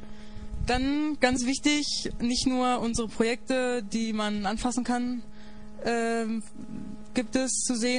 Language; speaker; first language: German; native; German